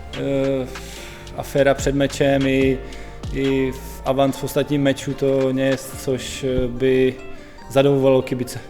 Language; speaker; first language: Polish; non-native, learner; Czech